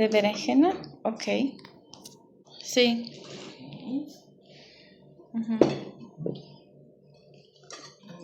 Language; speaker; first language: Spanish; non-native, learner; Armenian